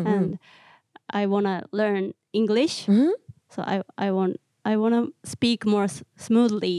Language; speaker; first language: English; non-native, learner; Japanese